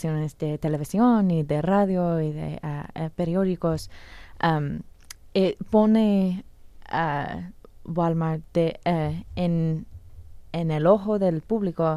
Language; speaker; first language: Spanish; non-native, fluent; English